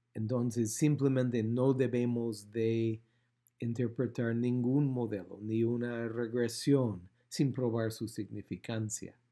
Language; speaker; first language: Spanish; non-native, fluent; English